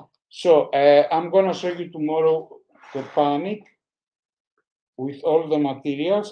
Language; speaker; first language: English; non-native, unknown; Greek